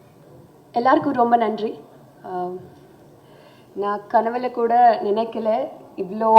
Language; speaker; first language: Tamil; non-native, fluent; Telugu